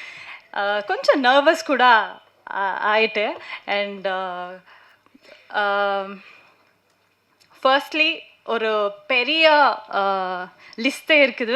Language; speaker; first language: Tamil; non-native, learner; Kannada